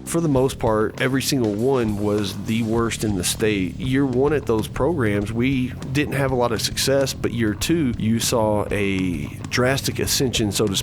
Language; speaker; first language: English; native; English